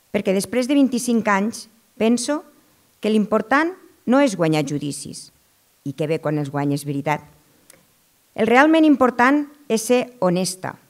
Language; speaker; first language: Catalan; native; Catalan